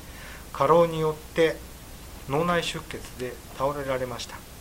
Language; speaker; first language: Japanese; native; Japanese